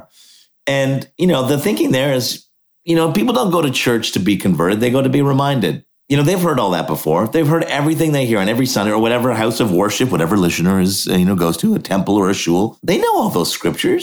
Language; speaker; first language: English; native; English